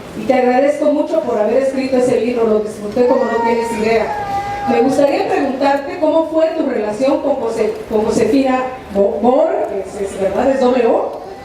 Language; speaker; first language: Spanish; native; Spanish